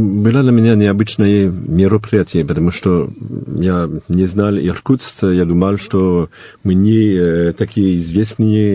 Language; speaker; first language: Russian; non-native, fluent; French